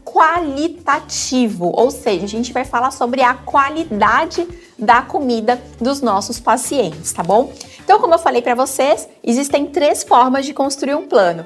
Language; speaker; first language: Portuguese; native; Portuguese